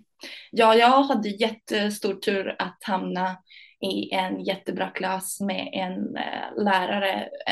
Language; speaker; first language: Swedish; early bilingual, other home language; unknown